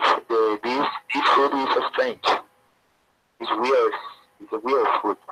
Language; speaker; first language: English; non-native, learner; Spanish